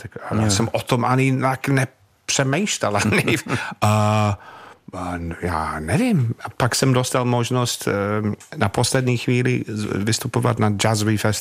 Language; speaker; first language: Czech; non-native, fluent; English